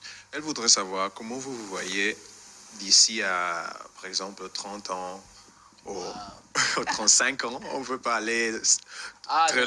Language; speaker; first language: French; non-native, fluent; Spanish